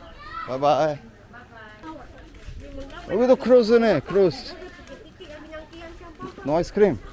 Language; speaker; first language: Korean; non-native, learner; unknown